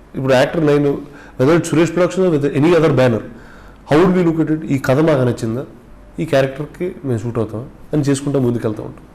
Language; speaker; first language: Telugu; native; Telugu